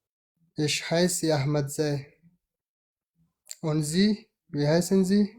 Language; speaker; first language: German; non-native, learner; Pashto